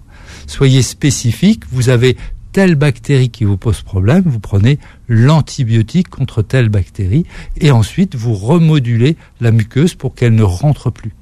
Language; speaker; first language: French; native; French